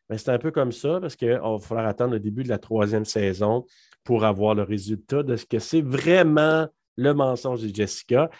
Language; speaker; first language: French; native; French